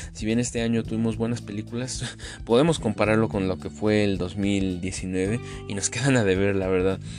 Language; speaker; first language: Spanish; native; Spanish